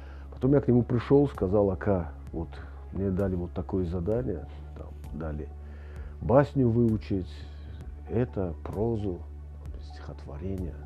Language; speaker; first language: Russian; non-native, local second language; Tajik